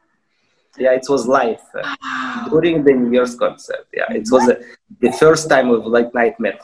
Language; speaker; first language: English; non-native, fluent; Russian